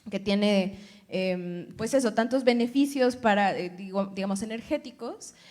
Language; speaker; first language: Spanish; early bilingual, other home language; English